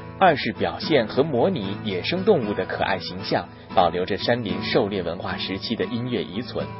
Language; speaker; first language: Chinese; native; Chinese